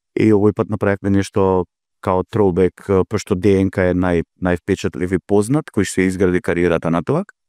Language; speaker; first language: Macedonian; native; Macedonian